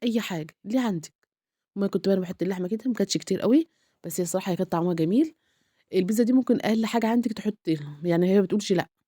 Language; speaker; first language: Arabic; native; Arabic